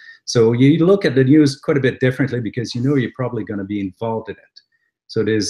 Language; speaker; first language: English; native; English